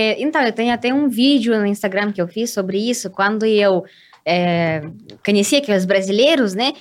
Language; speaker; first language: Portuguese; non-native, fluent; Russian